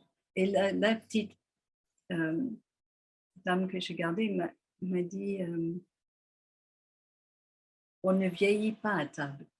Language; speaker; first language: French; non-native, fluent; English